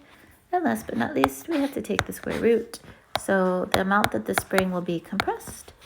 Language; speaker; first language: English; native; English